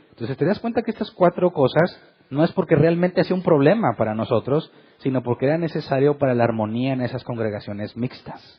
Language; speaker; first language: Spanish; native; Spanish